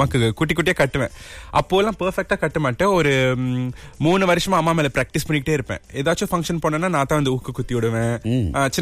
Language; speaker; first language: Tamil; early bilingual, heritage; Tamil